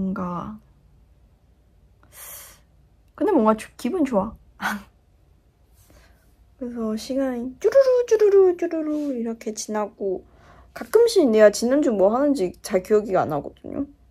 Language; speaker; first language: Korean; non-native, fluent; Chinese